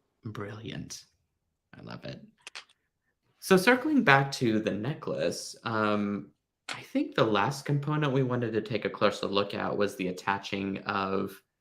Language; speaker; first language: English; native; English